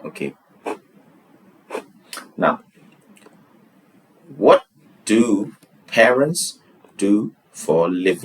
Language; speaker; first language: English; non-native, fluent; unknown